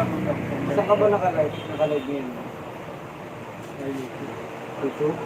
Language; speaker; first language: Filipino; native; Filipino